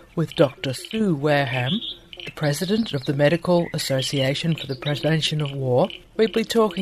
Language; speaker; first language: English; native; English